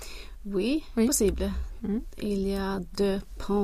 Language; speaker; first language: French; non-native, learner; Swedish